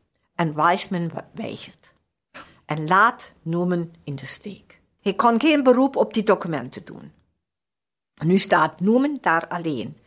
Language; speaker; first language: Dutch; non-native, fluent; German